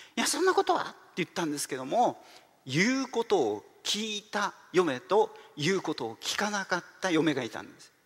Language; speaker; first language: Japanese; native; Japanese